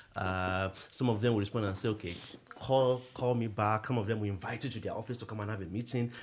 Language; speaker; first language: English; non-native, local second language; Yoruba